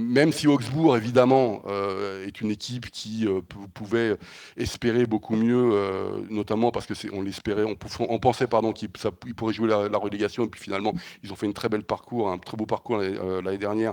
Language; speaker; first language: French; native; French